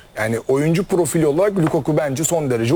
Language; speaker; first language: Turkish; native; Turkish